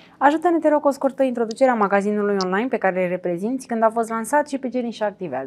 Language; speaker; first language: Romanian; native; Romanian